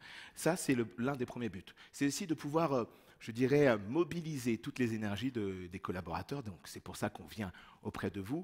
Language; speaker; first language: French; native; French